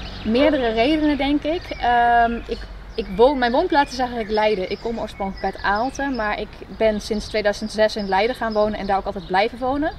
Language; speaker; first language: Dutch; native; Dutch